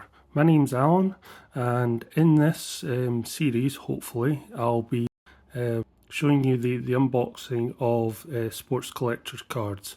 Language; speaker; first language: English; native; English